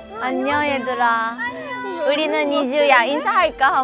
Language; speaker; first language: Korean; non-native, fluent; Japanese